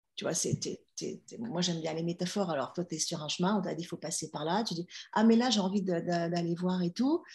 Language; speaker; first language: French; native; French